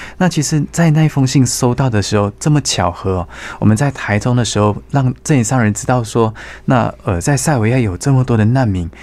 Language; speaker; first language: Chinese; native; Chinese